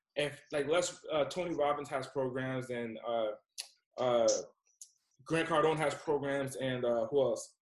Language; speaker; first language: English; native; English